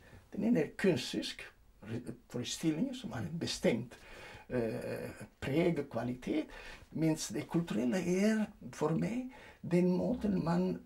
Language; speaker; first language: Norwegian; non-native, fluent; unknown